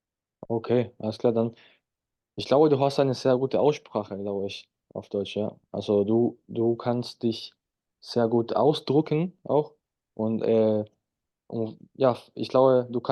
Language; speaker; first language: German; non-native, fluent; Spanish